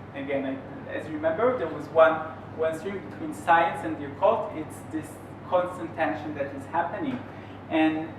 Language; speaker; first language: English; non-native, fluent; Hebrew